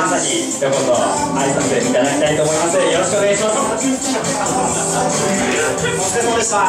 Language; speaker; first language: Japanese; native; Japanese